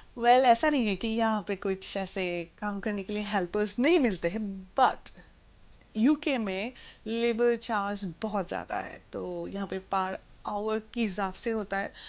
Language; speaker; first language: Hindi; non-native, local second language; Assamese